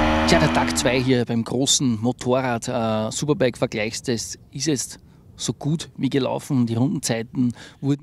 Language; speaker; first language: German; native; German